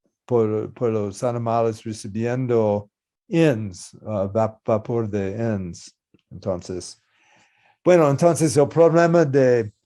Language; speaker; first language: Spanish; non-native, learner; English